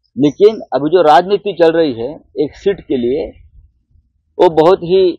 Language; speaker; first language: Hindi; non-native, local second language; Marathi